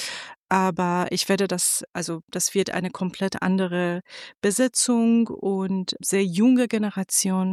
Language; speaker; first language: German; non-native, fluent; Persian